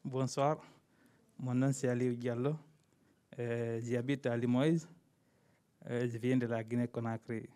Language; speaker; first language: French; non-native, learner; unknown